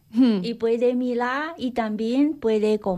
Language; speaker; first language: Spanish; non-native, learner; Chinese